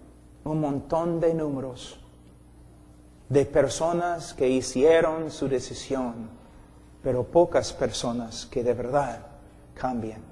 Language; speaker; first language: Spanish; non-native, fluent; English